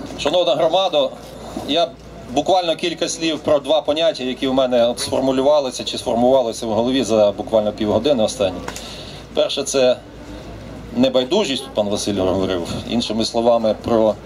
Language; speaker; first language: Ukrainian; native; Ukrainian